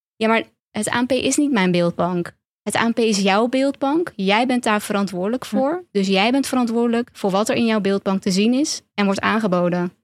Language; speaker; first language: Dutch; early bilingual, other home language; Turkish